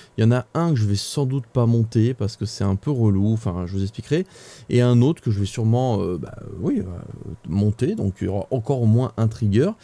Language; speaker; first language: French; native; French